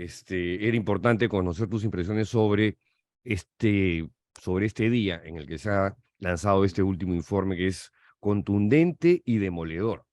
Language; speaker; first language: Spanish; native; Spanish